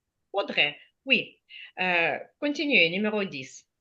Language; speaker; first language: French; non-native, fluent; Ukrainian